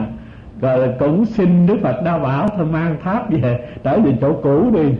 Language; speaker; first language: Vietnamese; native; Vietnamese